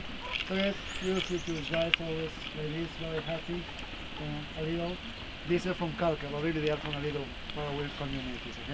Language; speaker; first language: English; non-native, learner; Spanish